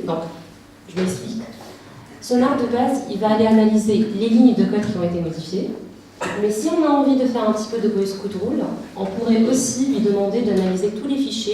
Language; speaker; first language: French; native; French